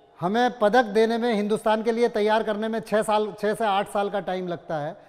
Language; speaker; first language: Hindi; non-native, local second language; Gujarati